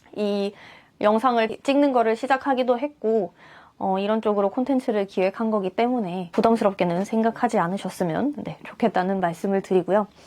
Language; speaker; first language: Korean; non-native, fluent; Russian